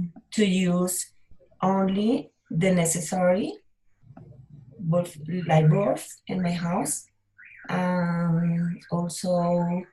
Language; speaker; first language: English; non-native, learner; Spanish